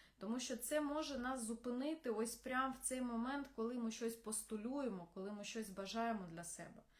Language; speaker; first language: Ukrainian; non-native, local second language; Russian